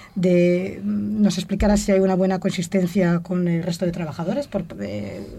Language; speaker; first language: Spanish; non-native, local second language; Catalan